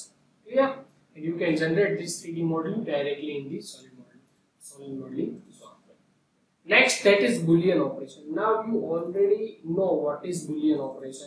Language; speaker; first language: English; non-native, local second language; Gujarati